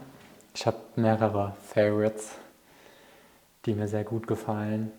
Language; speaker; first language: German; native; German